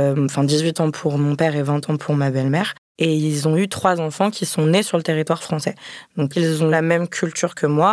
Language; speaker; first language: French; native; French